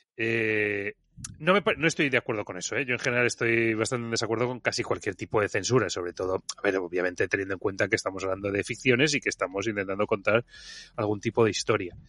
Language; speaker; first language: Spanish; native; Spanish